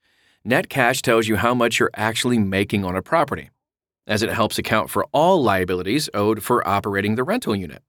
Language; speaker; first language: English; native; English